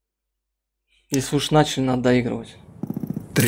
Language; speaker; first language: Russian; native; Russian